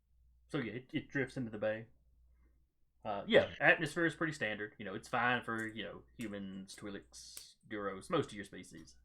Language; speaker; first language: English; native; English